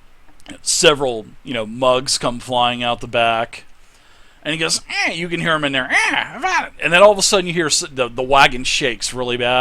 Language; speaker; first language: English; native; English